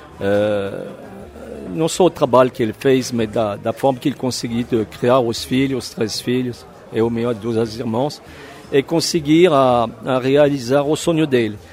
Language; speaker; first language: Portuguese; non-native, fluent; French